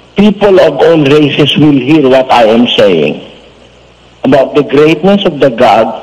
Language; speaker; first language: English; non-native, local second language; Filipino